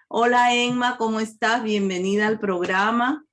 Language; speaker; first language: Spanish; native; Spanish